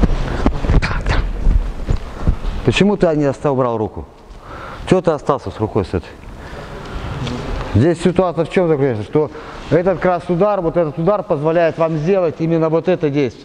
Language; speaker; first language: Russian; native; Russian